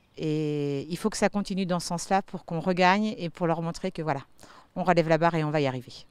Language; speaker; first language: French; native; French